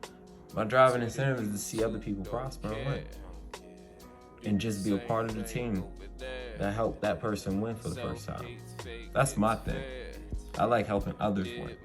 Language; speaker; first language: English; native; English